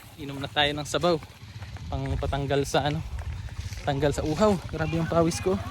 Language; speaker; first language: Filipino; non-native, local second language; Cebuano